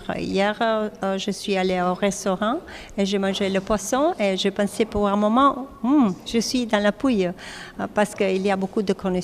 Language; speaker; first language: French; non-native, fluent; Italian